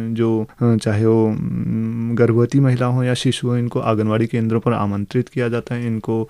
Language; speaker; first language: Hindi; native; Hindi